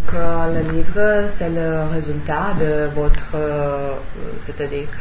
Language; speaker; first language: French; non-native, learner; Serbian